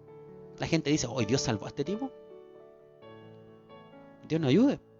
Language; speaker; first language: Spanish; native; Spanish